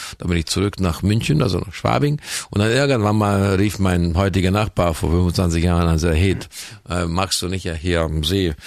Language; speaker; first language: German; non-native, fluent; Hungarian